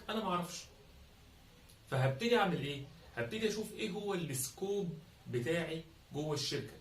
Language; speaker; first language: Arabic; native; Arabic